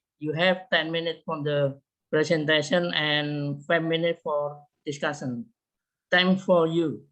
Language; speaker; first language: English; non-native, learner; Indonesian